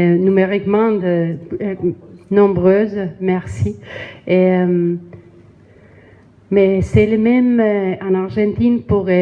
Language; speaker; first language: French; non-native, learner; Spanish